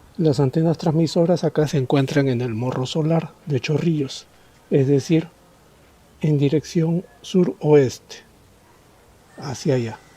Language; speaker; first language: Spanish; native; Spanish